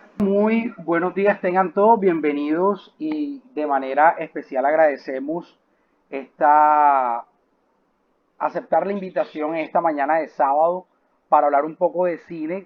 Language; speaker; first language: Spanish; native; Spanish